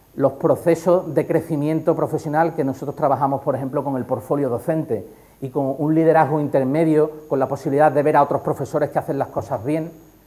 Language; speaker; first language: Spanish; native; Spanish